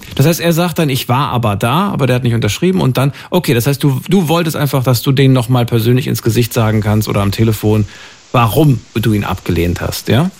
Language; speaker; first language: German; native; German